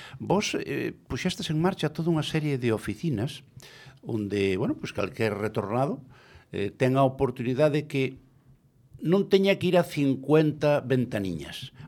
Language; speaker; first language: Galician; native; Galician